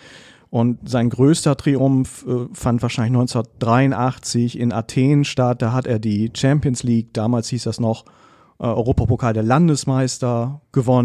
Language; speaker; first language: German; native; German